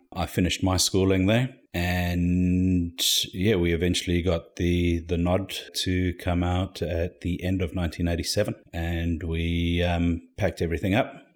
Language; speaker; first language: English; native; English